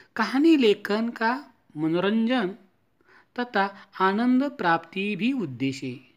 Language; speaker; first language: Hindi; non-native, local second language; Marathi